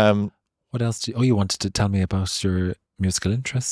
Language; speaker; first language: English; native; English